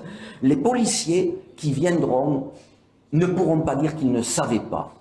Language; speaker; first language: French; native; French